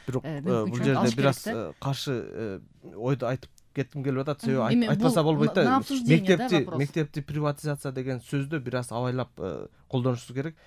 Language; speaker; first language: Kyrgyz; native; Kyrgyz